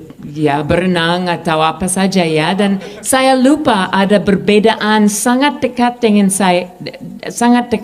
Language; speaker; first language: Indonesian; non-native, fluent; English